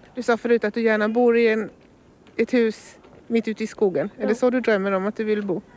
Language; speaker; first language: Swedish; native; Swedish